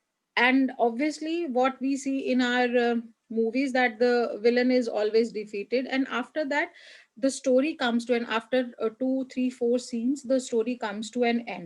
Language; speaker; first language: English; non-native, local second language; Hindi